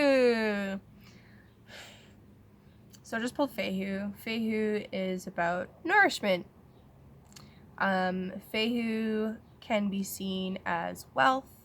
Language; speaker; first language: English; native; English